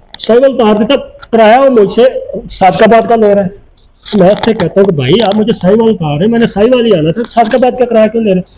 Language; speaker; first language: Urdu; non-native, local second language; Punjabi